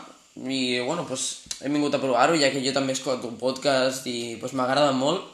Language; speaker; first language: Catalan; non-native, local second language; Spanish